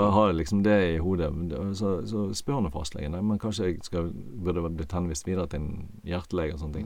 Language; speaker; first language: Norwegian; native; Norwegian